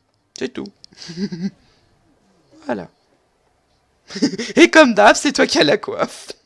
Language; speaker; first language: French; native; French